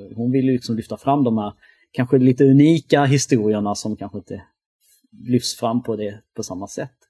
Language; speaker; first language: Swedish; early bilingual, other home language; Albanian